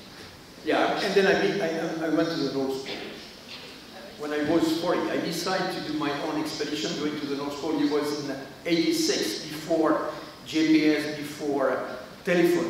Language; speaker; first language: English; non-native, learner; French